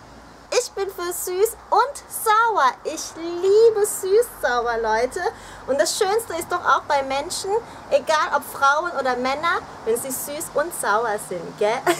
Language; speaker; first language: German; early bilingual, other home language; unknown